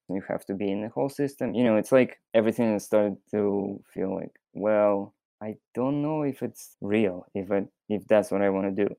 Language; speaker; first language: English; non-native, fluent; Russian